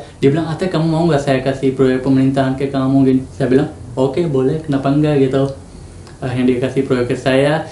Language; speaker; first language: Indonesian; non-native, fluent; Punjabi